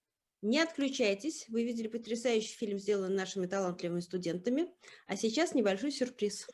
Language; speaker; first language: Russian; native; Russian